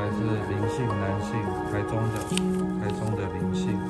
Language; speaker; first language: Chinese; native; Chinese